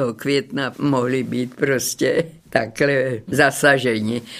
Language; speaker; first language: Czech; native; Czech